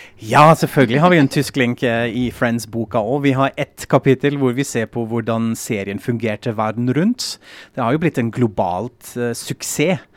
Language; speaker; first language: Norwegian; non-native, fluent; German